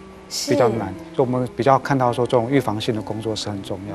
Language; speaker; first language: Chinese; native; Chinese